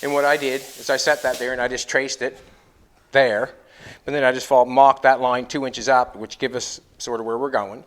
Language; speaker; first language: English; native; English